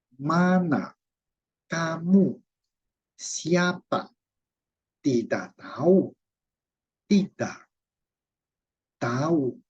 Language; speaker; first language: Indonesian; non-native, fluent; Chinese